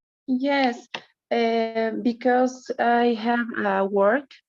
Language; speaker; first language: English; non-native, learner; Spanish